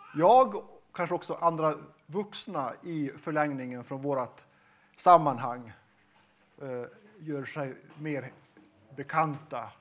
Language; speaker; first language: Swedish; non-native, local second language; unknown